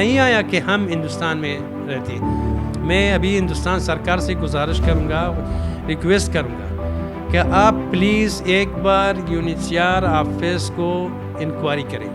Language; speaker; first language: Hindi; non-native, fluent; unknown